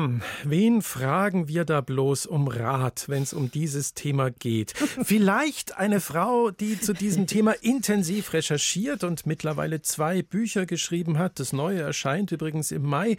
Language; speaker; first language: German; native; German